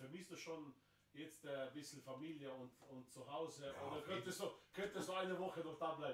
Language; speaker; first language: German; non-native, fluent; Slovenian